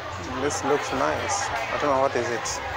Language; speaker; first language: English; non-native, learner; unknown